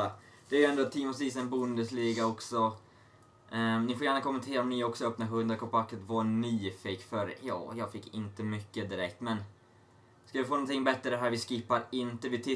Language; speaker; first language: Swedish; native; Swedish